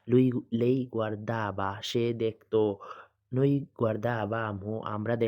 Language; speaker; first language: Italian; non-native, fluent; Bangla